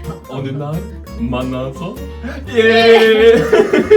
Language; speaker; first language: Korean; non-native, fluent; English